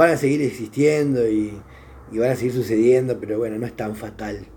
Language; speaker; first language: Spanish; native; Spanish